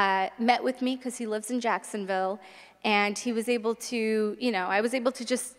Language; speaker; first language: English; native; English